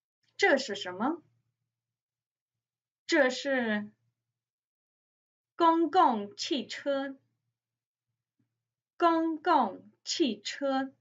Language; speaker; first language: Chinese; non-native, fluent; English